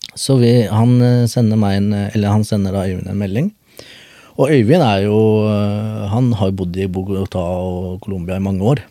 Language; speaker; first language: Norwegian; early bilingual, other home language; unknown